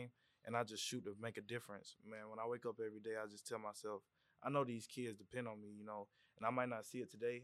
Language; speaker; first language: English; native; English